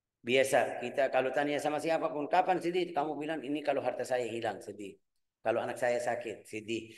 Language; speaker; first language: Malay; non-native, fluent; Arabic